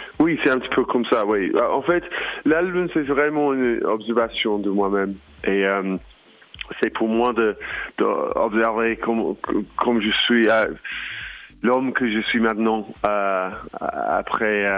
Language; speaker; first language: French; non-native, learner; English